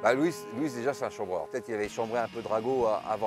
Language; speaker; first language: French; native; French